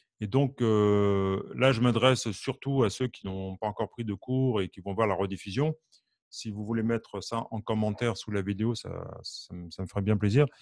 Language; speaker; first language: French; native; French